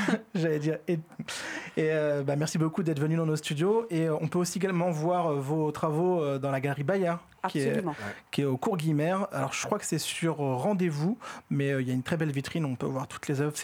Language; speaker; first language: French; native; French